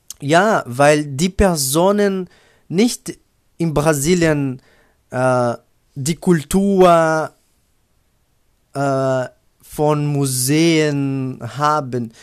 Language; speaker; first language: German; non-native, learner; Portuguese